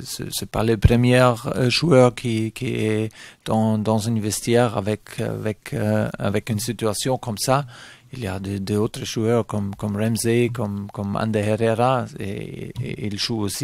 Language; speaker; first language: French; non-native, fluent; German